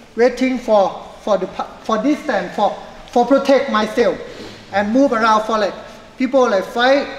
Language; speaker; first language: English; non-native, learner; Thai